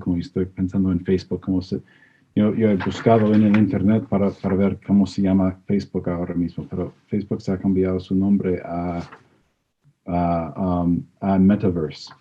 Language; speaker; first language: Spanish; non-native, fluent; English